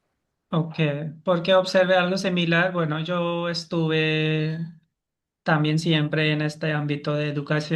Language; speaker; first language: Spanish; non-native, fluent; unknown